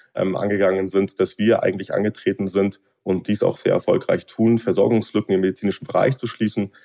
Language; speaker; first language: German; native; German